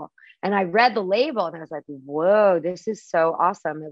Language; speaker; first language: English; native; English